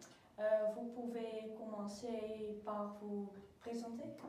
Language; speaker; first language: French; non-native, learner; Dutch